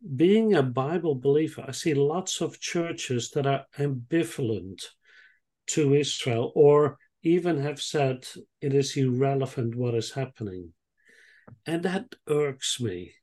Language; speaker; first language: English; non-native, fluent; Dutch